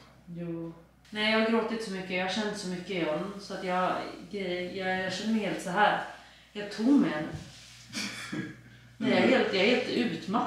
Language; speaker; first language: Swedish; native; Swedish